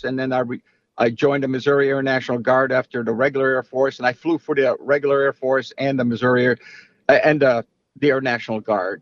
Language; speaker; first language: English; early bilingual, other home language; Italian